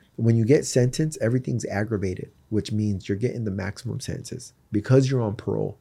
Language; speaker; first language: English; native; English